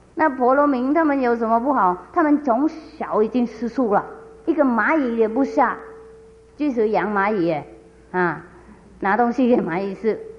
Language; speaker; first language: Chinese; non-native, fluent; Vietnamese